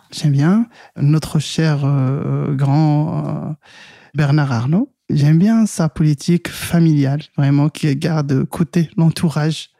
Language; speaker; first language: French; non-native, local second language; Arabic